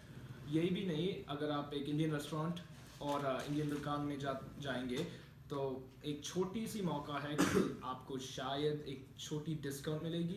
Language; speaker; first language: Hindi; non-native, learner; Malayalam